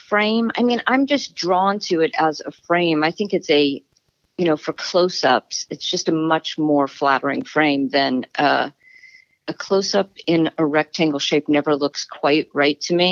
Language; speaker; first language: English; native; English